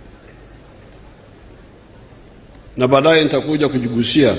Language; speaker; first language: Swahili; non-native, local second language; Nyankole